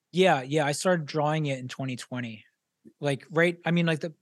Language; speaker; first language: English; native; English